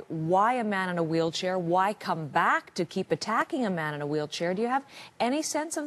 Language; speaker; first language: English; native; English